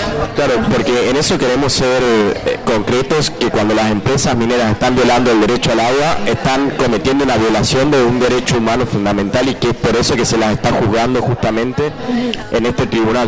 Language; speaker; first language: Spanish; native; Spanish